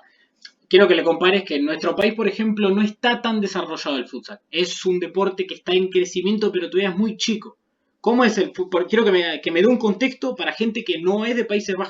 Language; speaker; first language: Spanish; native; Spanish